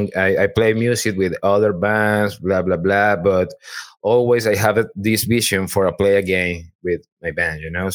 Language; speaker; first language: English; non-native, learner; Spanish